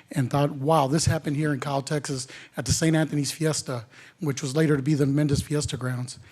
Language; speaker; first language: English; native; English